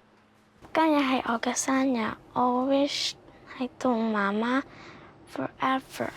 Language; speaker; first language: Cantonese; early bilingual, other home language; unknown